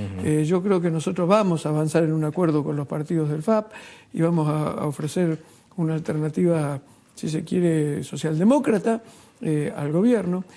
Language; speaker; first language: Spanish; native; Spanish